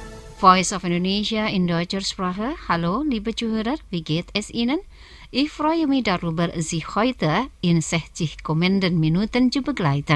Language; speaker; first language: German; non-native, fluent; Indonesian